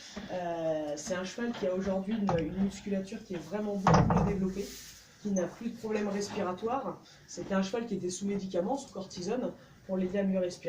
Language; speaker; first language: French; native; French